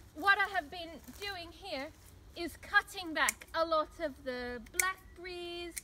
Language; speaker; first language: English; native; English